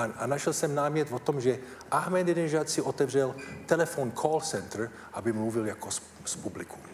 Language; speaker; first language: Czech; early bilingual, heritage; Czech